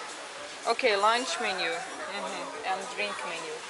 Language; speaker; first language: English; non-native, fluent; Russian